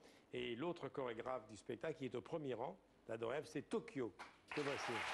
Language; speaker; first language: French; native; French